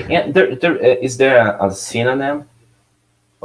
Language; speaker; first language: English; non-native, learner; Portuguese